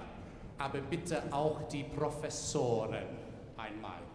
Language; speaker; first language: German; non-native, learner; English